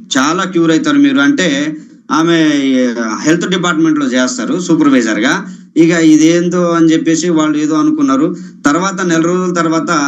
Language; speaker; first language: Telugu; non-native, local second language; Lambadi